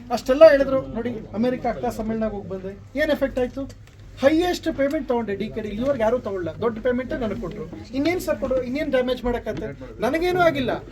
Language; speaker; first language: Kannada; native; Kannada